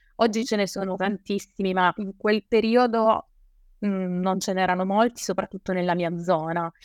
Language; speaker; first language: Italian; native; Italian